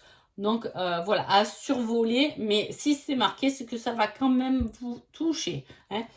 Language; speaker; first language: French; native; French